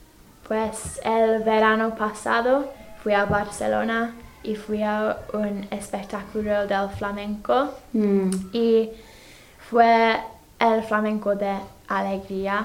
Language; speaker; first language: Spanish; non-native, fluent; English